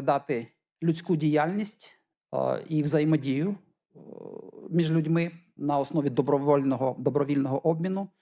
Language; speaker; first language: Ukrainian; native; Ukrainian